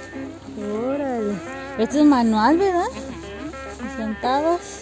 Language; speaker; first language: Spanish; native; Spanish